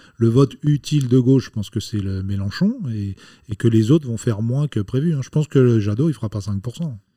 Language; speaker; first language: French; native; French